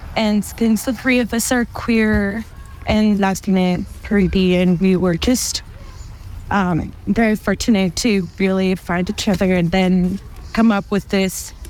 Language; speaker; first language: English; non-native, fluent; Spanish